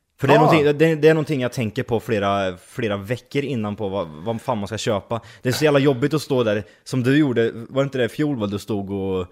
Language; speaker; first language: Swedish; native; Swedish